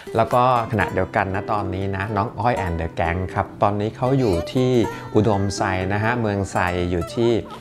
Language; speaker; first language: Thai; native; Thai